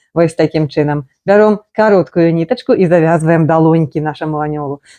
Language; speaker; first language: Belarusian; non-native, local second language; Russian